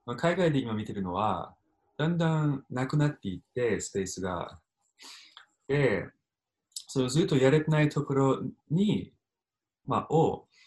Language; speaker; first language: Japanese; non-native, fluent; English